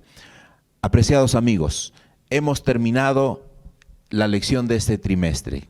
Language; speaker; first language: Spanish; native; Spanish